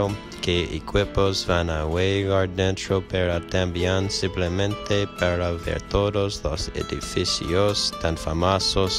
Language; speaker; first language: Spanish; non-native, learner; English